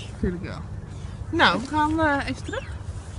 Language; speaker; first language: Dutch; native; Dutch